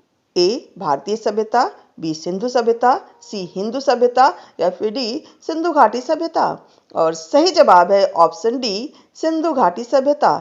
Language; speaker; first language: Hindi; native; Hindi